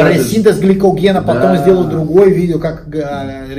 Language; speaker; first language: Russian; non-native, learner; Portuguese